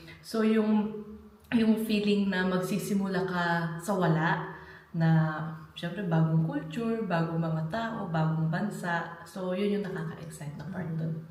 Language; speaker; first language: Filipino; native; Filipino